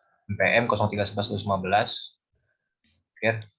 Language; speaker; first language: English; non-native, learner; Indonesian